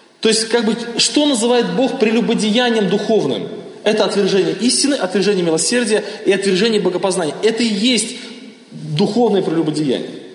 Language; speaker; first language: Russian; native; Russian